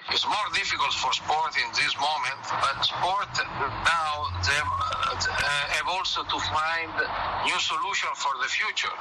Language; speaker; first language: English; non-native, fluent; Italian